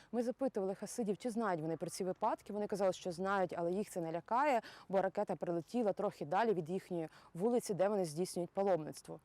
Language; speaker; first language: Ukrainian; native; Ukrainian